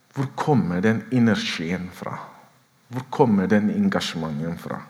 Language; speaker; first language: Norwegian; non-native, fluent; Oromo